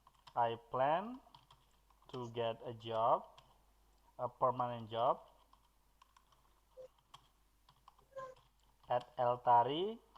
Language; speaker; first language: English; non-native, fluent; Indonesian